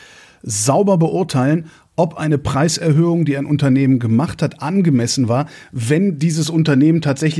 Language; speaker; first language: German; native; German